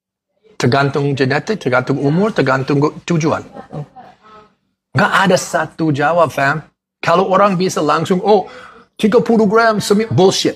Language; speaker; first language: Indonesian; non-native, learner; English